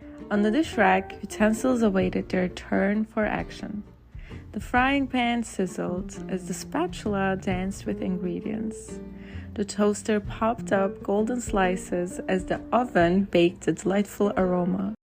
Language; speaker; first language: English; non-native, fluent; Turkish